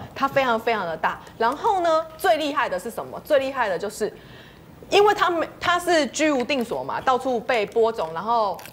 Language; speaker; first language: Chinese; early bilingual, heritage; Spanish